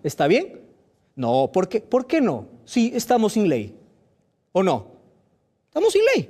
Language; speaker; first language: Spanish; native; Spanish